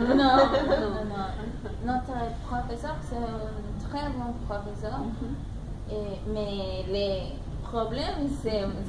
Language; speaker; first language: French; non-native, learner; Spanish